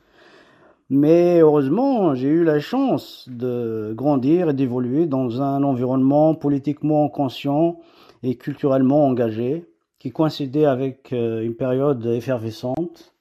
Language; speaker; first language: French; non-native, local second language; Kabyle